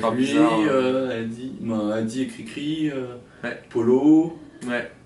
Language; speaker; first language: French; native; French